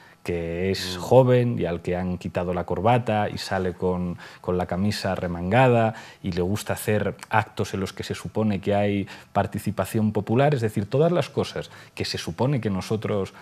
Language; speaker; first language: Spanish; native; Spanish